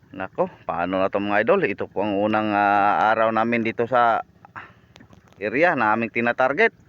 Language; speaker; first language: Filipino; non-native, local second language; Cebuano